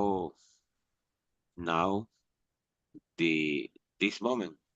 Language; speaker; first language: English; non-native, learner; Spanish